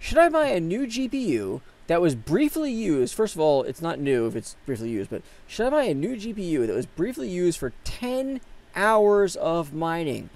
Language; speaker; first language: English; native; English